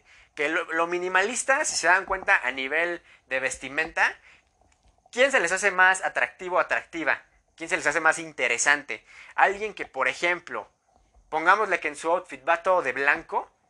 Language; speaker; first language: Spanish; native; Spanish